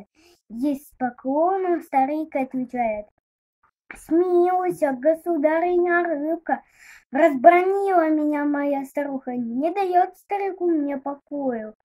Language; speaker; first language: Russian; native; Russian